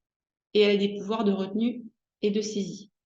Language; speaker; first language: French; native; French